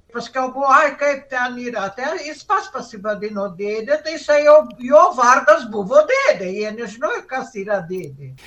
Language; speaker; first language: Lithuanian; early bilingual, heritage; Lithuanian